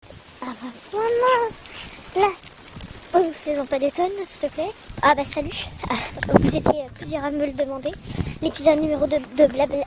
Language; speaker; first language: French; native; French